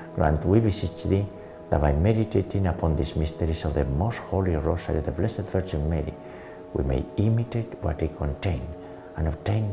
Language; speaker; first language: English; non-native, fluent; Spanish